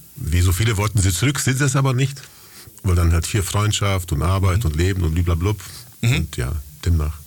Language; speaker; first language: German; early bilingual, other home language; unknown